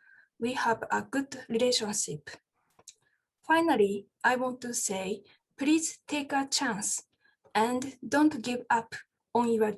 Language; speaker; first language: English; non-native, learner; Japanese